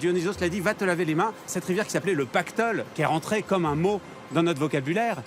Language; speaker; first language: French; native; French